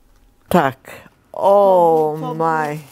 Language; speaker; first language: Ukrainian; early bilingual, heritage; Ukrainian